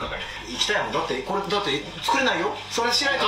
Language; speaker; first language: Japanese; native; Japanese